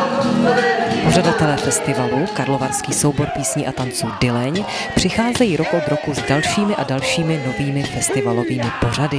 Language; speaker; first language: Czech; native; Czech